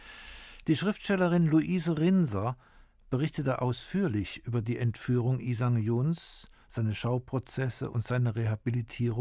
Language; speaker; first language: German; native; German